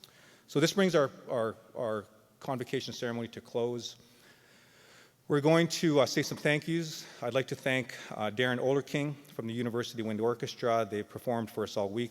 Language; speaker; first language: English; native; English